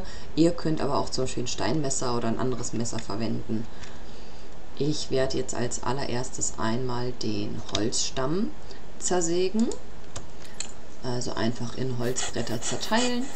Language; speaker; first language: German; native; German